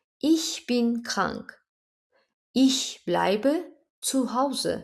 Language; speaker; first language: German; non-native, fluent; Azerbaijani